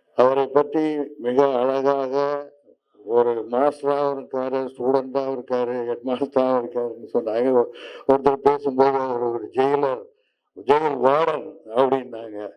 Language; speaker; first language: Tamil; native; Tamil